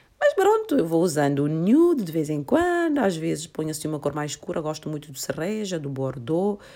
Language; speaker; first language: Portuguese; non-native, local second language; Kabuverdianu